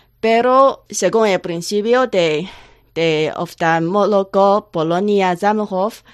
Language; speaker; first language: Spanish; non-native, learner; Chinese